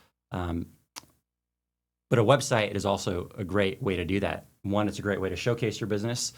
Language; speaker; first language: English; native; English